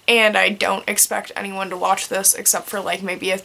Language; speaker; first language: English; native; English